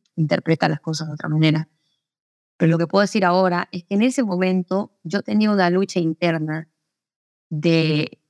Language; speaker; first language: Spanish; native; Spanish